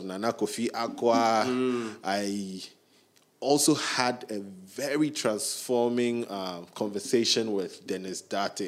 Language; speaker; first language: English; non-native, local second language; Akan